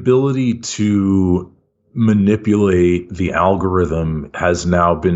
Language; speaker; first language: English; native; English